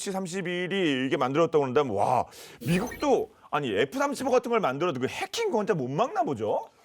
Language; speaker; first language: Korean; native; Korean